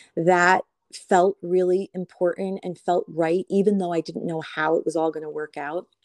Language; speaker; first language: English; native; English